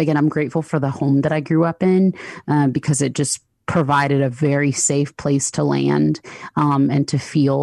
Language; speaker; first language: English; native; English